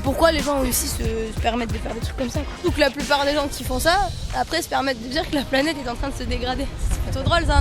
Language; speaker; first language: French; native; French